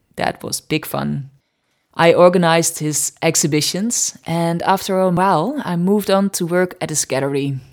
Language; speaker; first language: English; non-native, fluent; Dutch